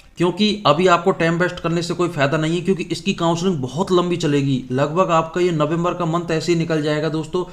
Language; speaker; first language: Hindi; native; Hindi